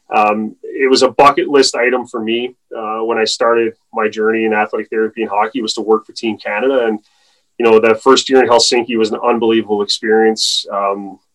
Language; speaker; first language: English; native; English